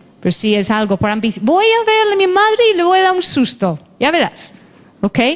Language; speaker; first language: Spanish; non-native, fluent; English